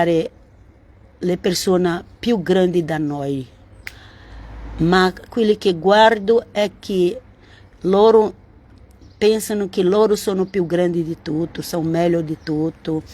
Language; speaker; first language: Italian; non-native, learner; Portuguese